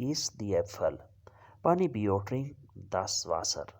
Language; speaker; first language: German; non-native, learner; Urdu